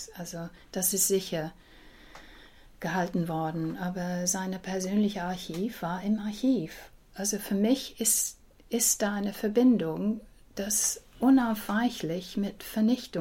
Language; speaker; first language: German; early bilingual, heritage; English